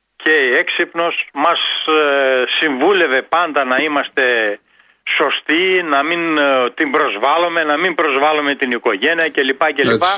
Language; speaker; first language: Greek; native; Greek